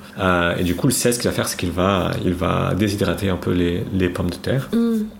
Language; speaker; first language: French; non-native, fluent; Portuguese